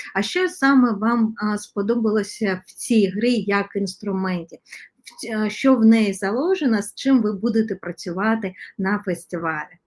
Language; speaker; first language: Ukrainian; non-native, local second language; Russian